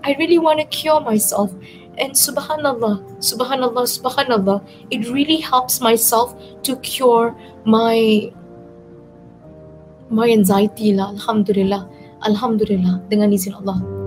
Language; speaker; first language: English; non-native, local second language; Malay